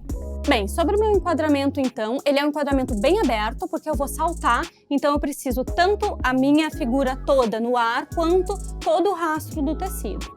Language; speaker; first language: Portuguese; native; Portuguese